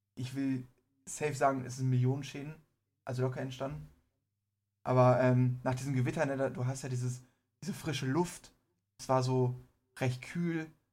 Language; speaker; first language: German; early bilingual, other home language; Persian